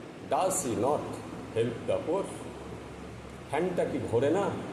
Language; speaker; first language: English; non-native, local second language; Bangla